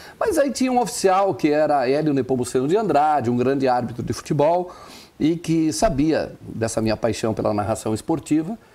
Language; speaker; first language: Portuguese; non-native, local second language; German